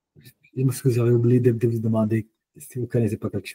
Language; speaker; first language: French; non-native, fluent; Hindi